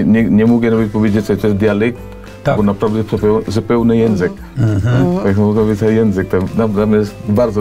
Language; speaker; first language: Polish; non-native, fluent; Cebuano